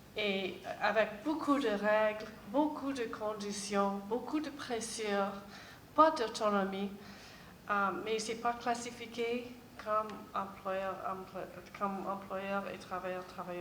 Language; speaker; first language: French; non-native, learner; English